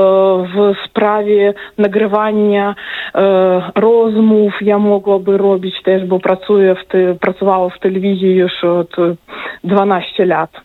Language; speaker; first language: Polish; non-native, fluent; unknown